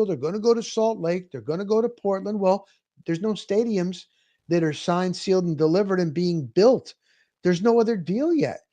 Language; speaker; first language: English; native; English